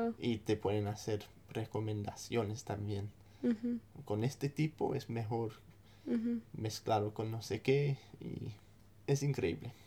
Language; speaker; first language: Spanish; non-native, fluent; English